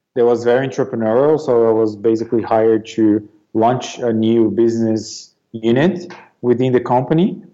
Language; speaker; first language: English; non-native, fluent; Portuguese